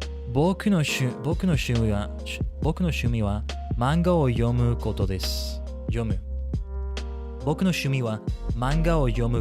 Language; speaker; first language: Japanese; non-native, learner; English